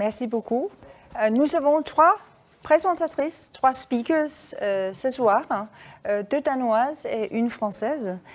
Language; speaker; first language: French; non-native, fluent; Danish